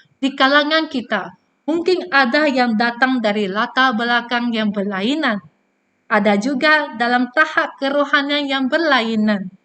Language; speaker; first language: Malay; non-native, local second language; Chinese